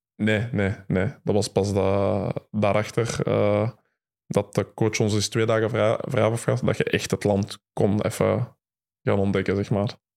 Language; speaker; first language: Dutch; early bilingual, other home language; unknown